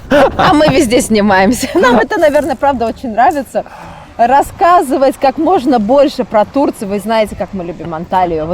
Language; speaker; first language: Russian; native; Russian